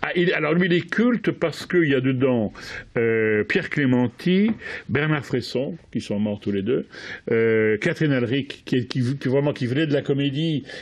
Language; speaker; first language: French; native; French